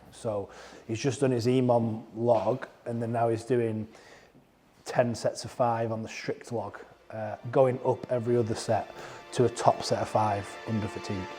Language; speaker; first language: English; native; English